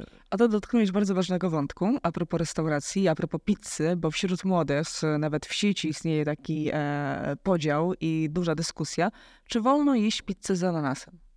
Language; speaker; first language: Polish; native; Polish